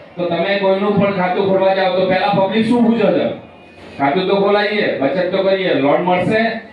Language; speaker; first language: Gujarati; native; Gujarati